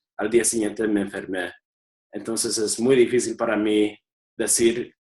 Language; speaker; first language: Spanish; early bilingual, heritage; Spanish